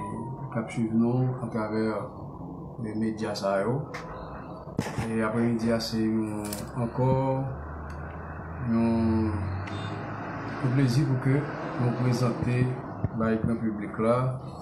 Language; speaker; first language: French; non-native, local second language; Haitian Creole